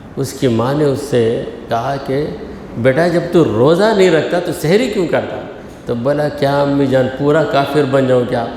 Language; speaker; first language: Urdu; native; Urdu